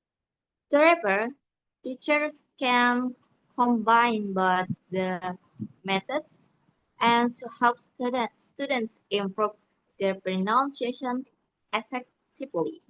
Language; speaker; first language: English; non-native, learner; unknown